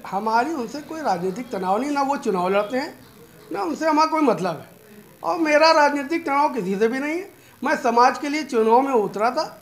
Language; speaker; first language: Hindi; native; Hindi